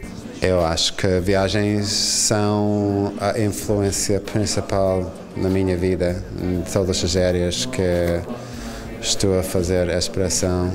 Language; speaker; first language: Portuguese; non-native, fluent; English